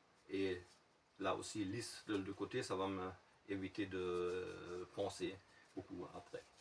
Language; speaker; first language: French; non-native, fluent; German